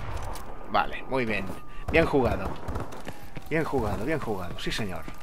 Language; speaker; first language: Spanish; native; Spanish